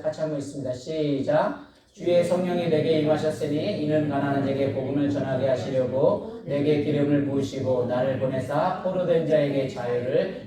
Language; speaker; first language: Korean; native; Korean